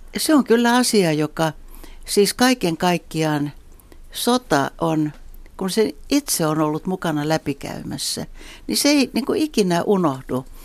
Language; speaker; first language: Finnish; non-native, local second language; Swedish